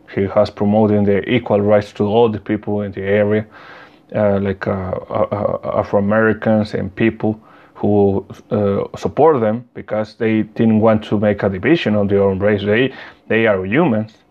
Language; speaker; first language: English; non-native, learner; Spanish